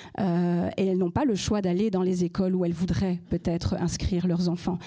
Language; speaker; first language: French; native; French